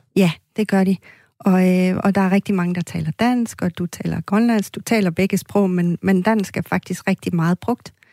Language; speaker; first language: Danish; native; Danish